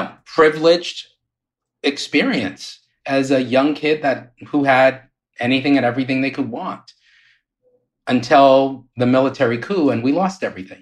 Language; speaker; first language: English; native; English